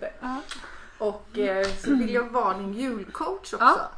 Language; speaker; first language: Swedish; native; Swedish